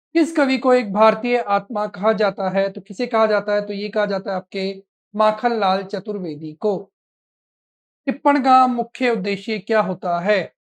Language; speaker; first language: Hindi; native; Hindi